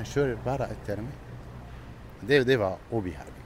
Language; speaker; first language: Norwegian; non-native, learner; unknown